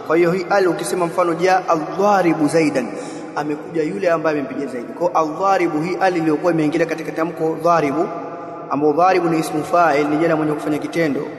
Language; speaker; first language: Swahili; native; Swahili